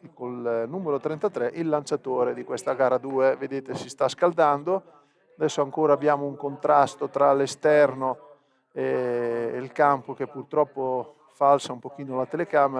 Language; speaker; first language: Italian; native; Italian